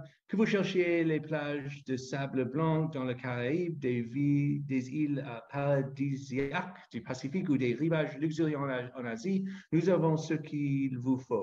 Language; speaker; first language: French; non-native, fluent; English